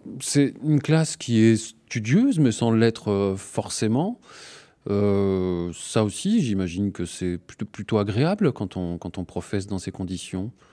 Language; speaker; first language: French; native; French